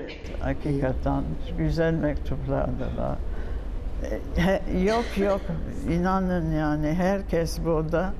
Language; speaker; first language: Turkish; non-native, fluent; French